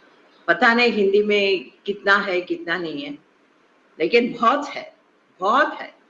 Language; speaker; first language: Hindi; non-native, local second language; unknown